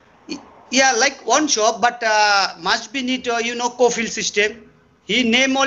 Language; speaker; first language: English; non-native, learner; Bangla